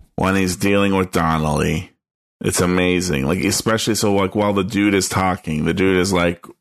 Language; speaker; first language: English; native; English